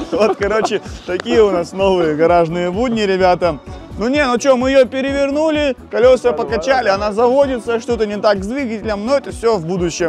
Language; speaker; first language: Russian; native; Russian